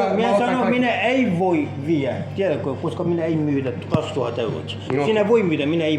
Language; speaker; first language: Finnish; non-native, learner; Turkish